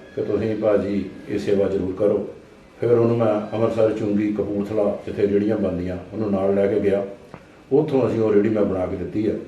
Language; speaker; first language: Punjabi; native; Punjabi